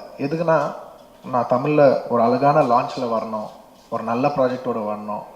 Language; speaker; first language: Tamil; non-native, local second language; Telugu